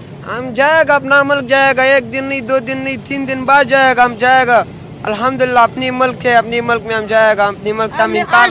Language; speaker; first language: Hindi; non-native, learner; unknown